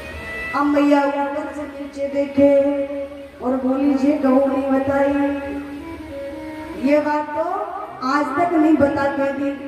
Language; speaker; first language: Hindi; native; Hindi